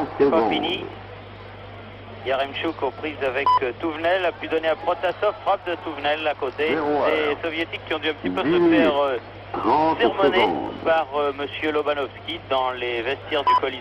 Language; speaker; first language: French; native; French